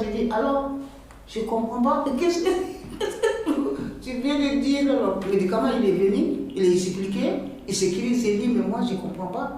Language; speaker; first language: French; non-native, learner; Bambara